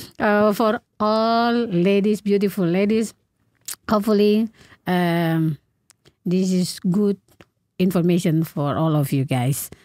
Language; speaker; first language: English; non-native, learner; Indonesian